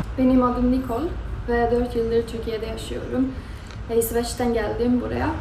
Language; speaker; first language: Turkish; non-native, fluent; Swedish